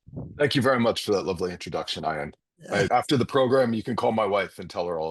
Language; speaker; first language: English; native; English